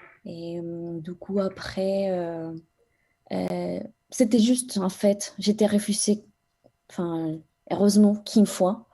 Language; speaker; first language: French; non-native, fluent; Spanish